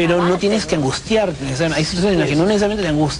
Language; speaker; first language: Spanish; native; Spanish